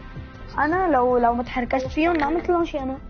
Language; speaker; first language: Arabic; native; Arabic